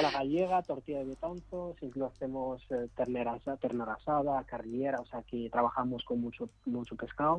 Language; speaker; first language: Spanish; non-native, fluent; Arabic